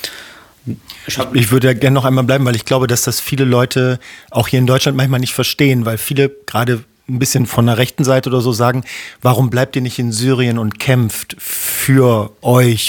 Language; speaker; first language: German; native; German